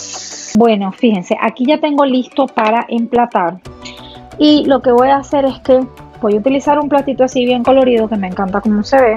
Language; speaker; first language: Spanish; native; Spanish